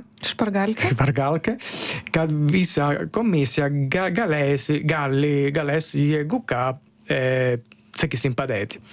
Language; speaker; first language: Lithuanian; non-native, learner; Italian